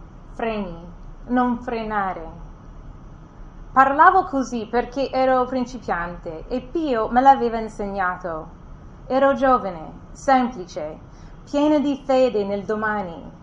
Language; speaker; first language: Italian; non-native, fluent; English